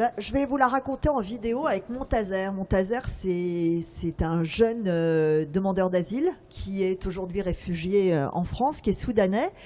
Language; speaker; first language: French; native; French